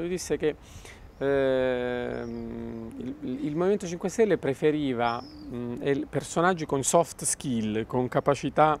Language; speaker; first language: Italian; native; Italian